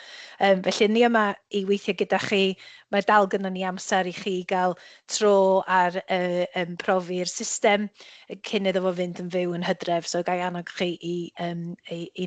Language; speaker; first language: Welsh; native; Welsh